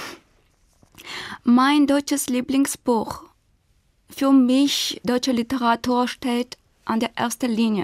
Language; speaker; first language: German; non-native, fluent; Armenian